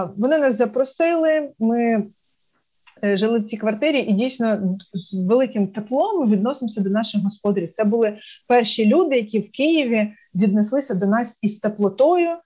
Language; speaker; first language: Ukrainian; non-native, local second language; Russian